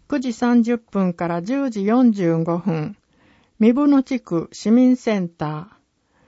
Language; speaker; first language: Japanese; native; Japanese